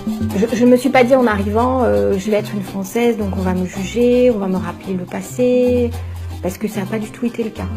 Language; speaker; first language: French; native; French